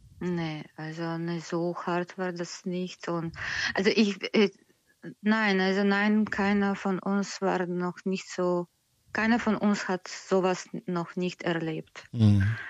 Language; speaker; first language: German; non-native, learner; Ukrainian